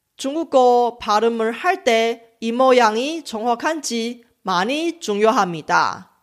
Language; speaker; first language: Korean; non-native, local second language; Chinese